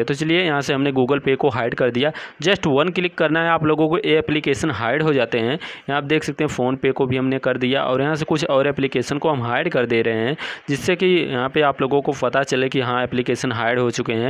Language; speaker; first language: Hindi; native; Hindi